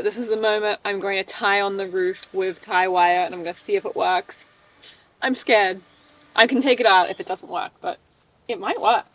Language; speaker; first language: English; native; English